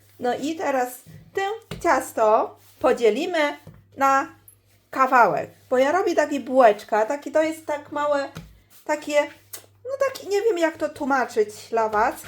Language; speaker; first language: Polish; non-native, learner; Chinese